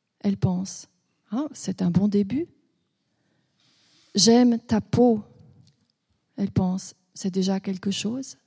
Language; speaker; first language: French; native; French